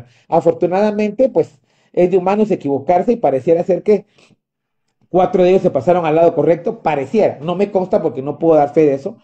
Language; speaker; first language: Spanish; native; Spanish